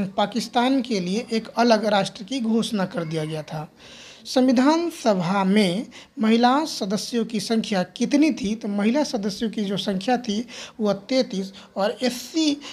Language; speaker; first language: Hindi; native; Hindi